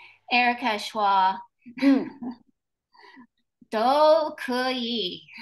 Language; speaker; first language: Chinese; non-native, learner; English